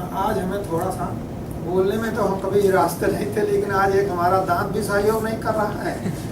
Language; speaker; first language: Hindi; native; Hindi